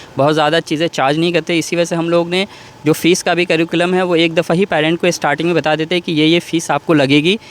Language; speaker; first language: Hindi; native; Hindi